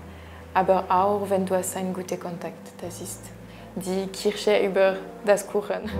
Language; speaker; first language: German; non-native, local second language; French